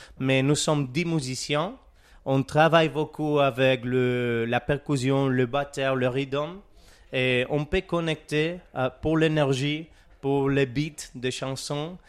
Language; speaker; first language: French; non-native, learner; Catalan